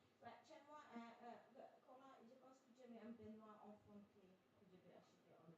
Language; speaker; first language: French; non-native, fluent; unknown